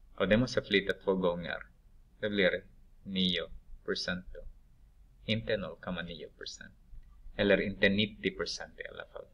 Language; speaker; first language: Swedish; non-native, fluent; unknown